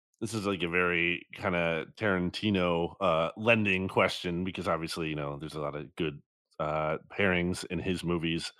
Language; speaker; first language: English; native; English